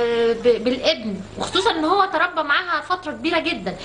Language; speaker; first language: Arabic; native; Arabic